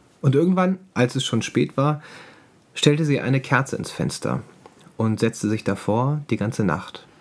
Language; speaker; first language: German; native; German